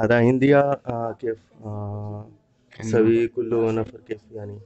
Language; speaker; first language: Arabic; non-native, learner; Hindi